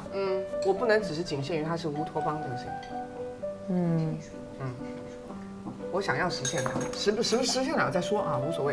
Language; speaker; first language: Chinese; native; Chinese